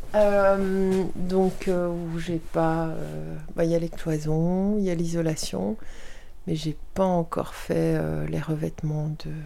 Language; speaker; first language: French; early bilingual, heritage; French